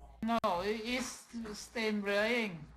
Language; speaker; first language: English; non-native, learner; Vietnamese